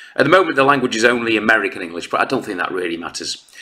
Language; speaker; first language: English; native; English